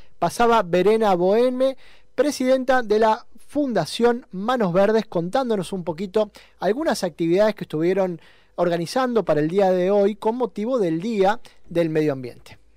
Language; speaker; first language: Spanish; native; Spanish